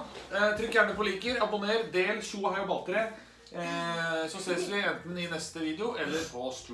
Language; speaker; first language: Norwegian; native; Norwegian